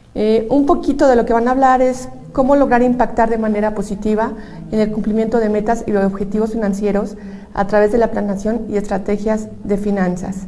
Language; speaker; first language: Spanish; native; Spanish